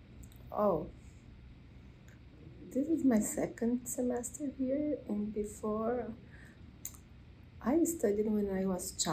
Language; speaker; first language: English; non-native, learner; Portuguese